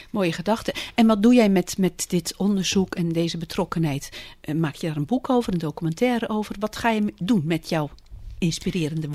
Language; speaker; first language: Dutch; native; Dutch